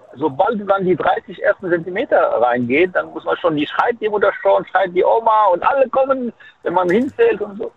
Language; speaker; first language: German; non-native, fluent; Arabic